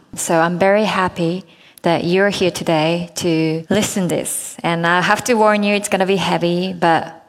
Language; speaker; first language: English; non-native, fluent; Japanese